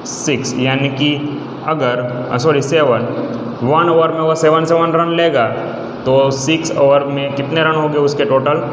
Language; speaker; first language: Hindi; non-native, local second language; Gujarati